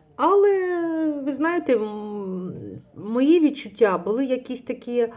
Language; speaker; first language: Ukrainian; non-native, local second language; Russian